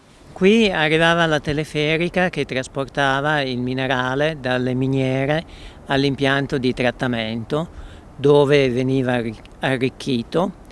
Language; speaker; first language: Italian; native; Italian